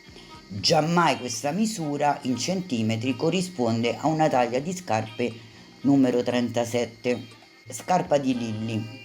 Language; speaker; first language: Italian; native; Italian